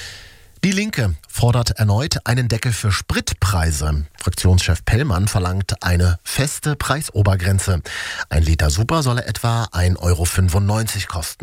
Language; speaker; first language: German; native; German